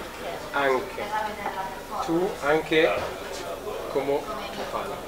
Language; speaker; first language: Italian; non-native, learner; French